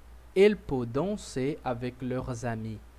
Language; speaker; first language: French; non-native, learner; Portuguese